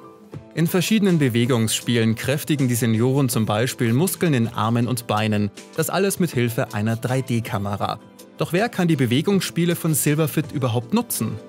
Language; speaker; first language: German; native; German